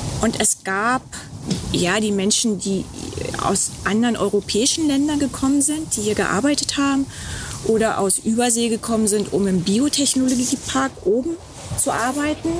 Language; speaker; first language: German; native; German